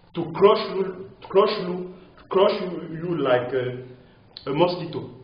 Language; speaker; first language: English; non-native, local second language; French